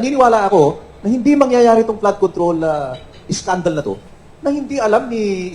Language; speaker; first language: Filipino; native; Filipino